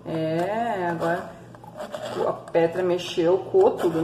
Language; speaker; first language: Portuguese; native; Portuguese